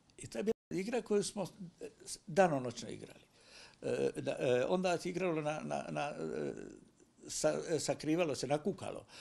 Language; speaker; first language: Croatian; native; Croatian